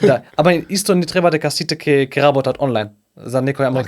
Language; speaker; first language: Macedonian; non-native, learner; German